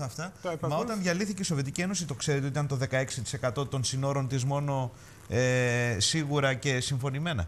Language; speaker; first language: Greek; native; Greek